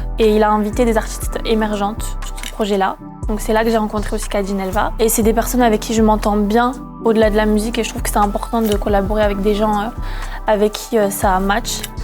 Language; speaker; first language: French; early bilingual, other home language; Malagasy